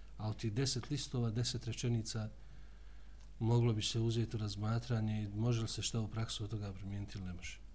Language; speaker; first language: Bosnian; native; Bosnian